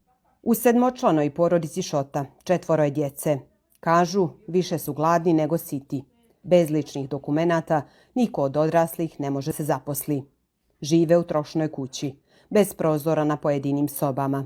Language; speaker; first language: Bosnian; native; Bosnian